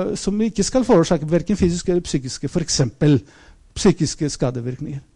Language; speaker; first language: Norwegian; non-native, fluent; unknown